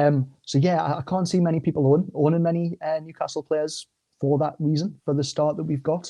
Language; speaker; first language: English; native; English